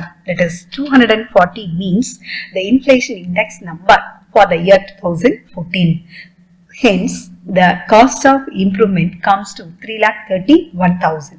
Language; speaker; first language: English; non-native, local second language; Tamil